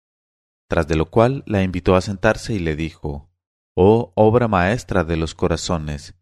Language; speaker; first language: Spanish; native; Spanish